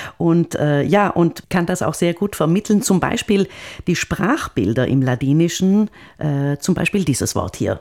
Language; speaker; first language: German; native; German